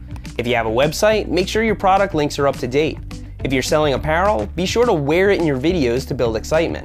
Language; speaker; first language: English; native; English